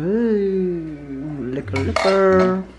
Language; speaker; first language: German; non-native, learner; Filipino